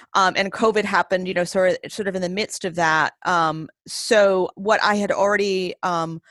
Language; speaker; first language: English; native; English